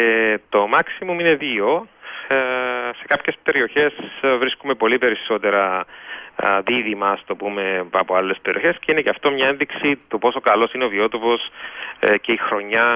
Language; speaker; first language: Greek; native; Greek